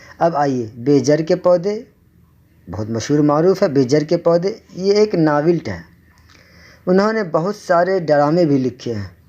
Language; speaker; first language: Urdu; native; Urdu